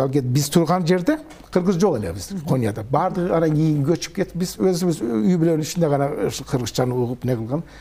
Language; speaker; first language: Kyrgyz; early bilingual, heritage; Kyrgyz